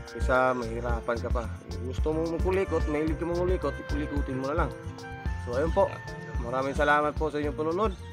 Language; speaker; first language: Filipino; non-native, local second language; Cebuano